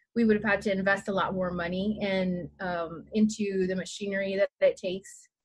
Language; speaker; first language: English; native; English